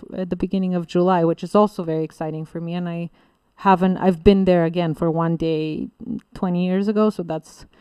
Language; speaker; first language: English; non-native, fluent; Bulgarian